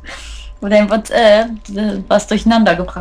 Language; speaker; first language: German; native; German